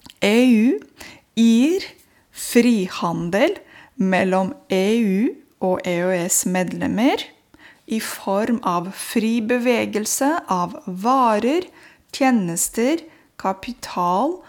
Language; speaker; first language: Norwegian; non-native, fluent; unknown